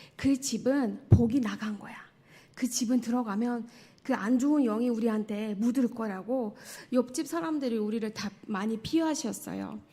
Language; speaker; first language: Korean; non-native, fluent; Tajik